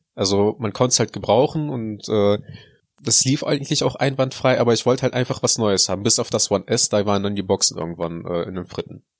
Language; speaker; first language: German; early bilingual, other home language; Russian